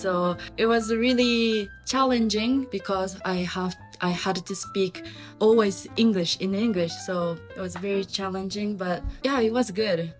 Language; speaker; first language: English; non-native, learner; Japanese